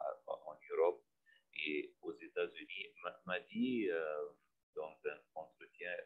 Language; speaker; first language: French; non-native, fluent; Arabic